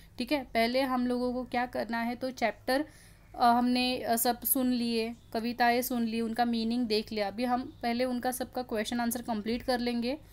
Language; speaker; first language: Hindi; non-native, local second language; Marathi